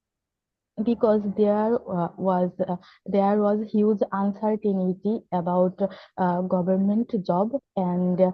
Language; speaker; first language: English; non-native, learner; Bangla